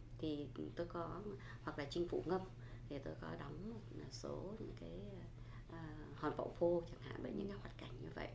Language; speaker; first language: Vietnamese; native; Vietnamese